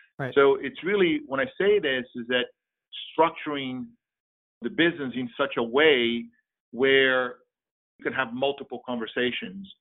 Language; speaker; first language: English; non-native, fluent; Portuguese